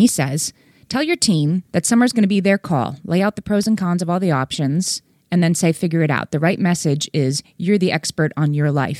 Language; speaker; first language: English; native; English